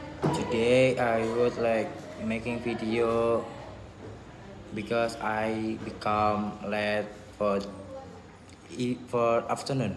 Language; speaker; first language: English; non-native, learner; Indonesian